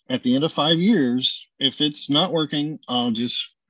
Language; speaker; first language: English; native; English